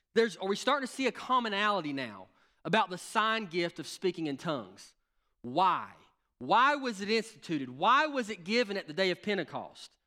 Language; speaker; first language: English; native; English